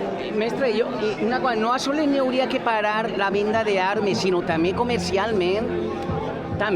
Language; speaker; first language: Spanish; non-native, local second language; Catalan